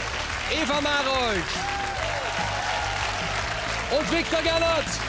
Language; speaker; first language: German; native; German